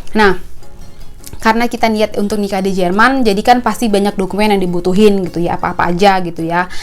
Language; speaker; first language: Indonesian; native; Indonesian